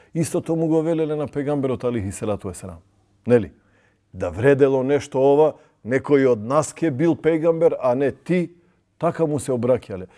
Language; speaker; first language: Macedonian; non-native, local second language; Albanian